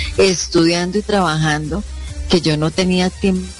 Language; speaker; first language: Spanish; native; Spanish